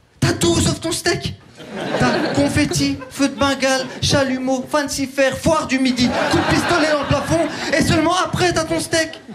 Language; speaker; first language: French; early bilingual, other home language; Turkish